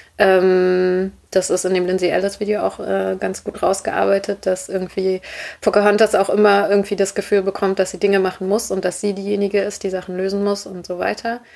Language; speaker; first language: German; native; German